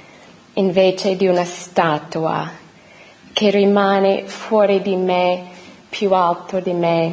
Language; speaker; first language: Italian; non-native, fluent; English